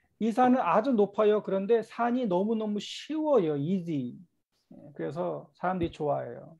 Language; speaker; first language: Korean; native; Korean